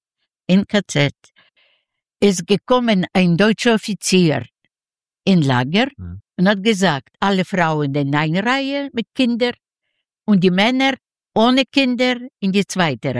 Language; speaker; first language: German; non-native, learner; Russian